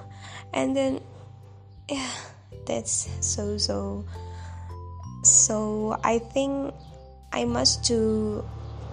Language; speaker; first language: English; non-native, local second language; Indonesian